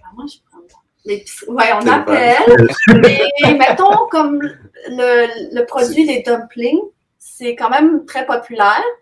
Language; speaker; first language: French; native; French